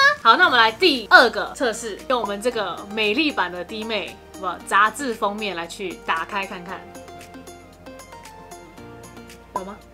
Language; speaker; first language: Chinese; native; Chinese